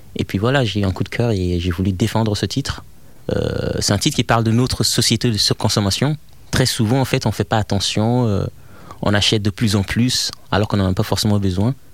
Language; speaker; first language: French; non-native, fluent; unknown